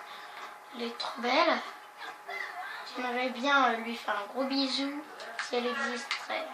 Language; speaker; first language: French; native; French